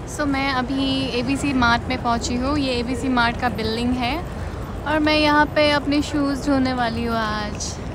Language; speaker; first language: Hindi; non-native, local second language; Bangla